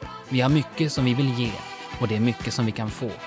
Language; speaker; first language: Swedish; native; Swedish